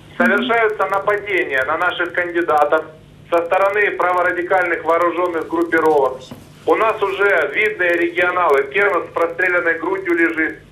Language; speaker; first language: Russian; native; Russian